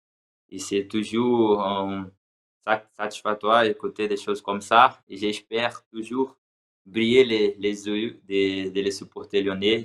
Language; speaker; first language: French; non-native, learner; Portuguese